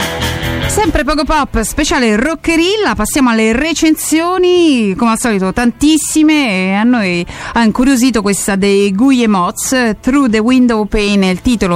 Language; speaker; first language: Italian; native; Italian